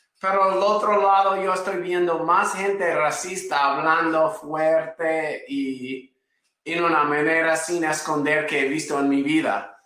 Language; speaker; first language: Spanish; non-native, fluent; English